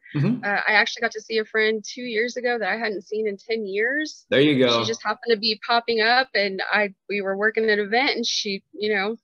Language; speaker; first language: English; native; English